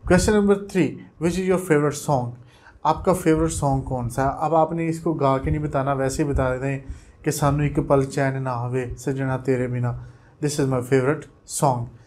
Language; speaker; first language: Urdu; non-native, local second language; Punjabi